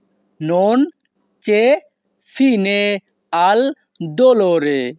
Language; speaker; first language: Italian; non-native, fluent; Bangla